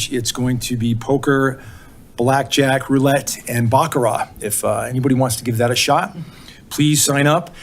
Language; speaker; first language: English; native; English